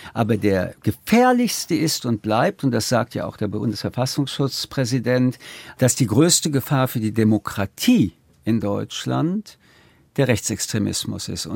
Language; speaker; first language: German; early bilingual, other home language; French